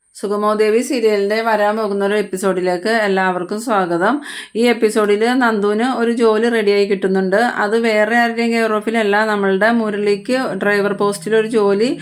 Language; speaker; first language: Malayalam; native; Malayalam